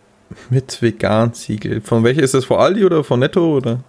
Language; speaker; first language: German; native; German